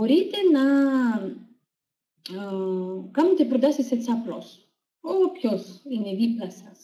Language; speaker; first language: Greek; non-native, fluent; Russian